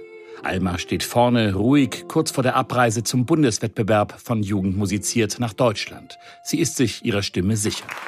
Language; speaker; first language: German; native; German